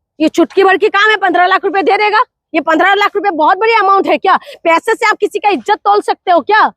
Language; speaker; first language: Hindi; non-native, local second language; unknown